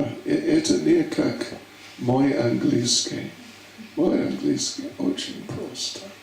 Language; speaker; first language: Russian; non-native, learner; English